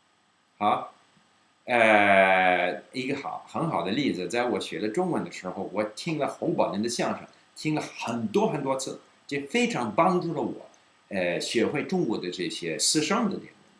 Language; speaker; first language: Chinese; non-native, fluent; English